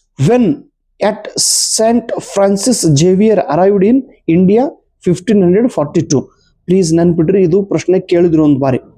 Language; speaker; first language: Kannada; native; Kannada